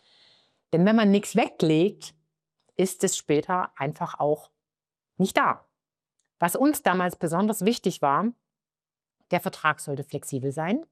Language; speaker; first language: German; native; German